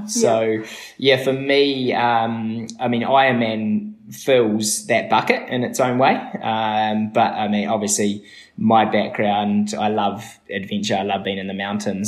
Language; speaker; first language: English; native; English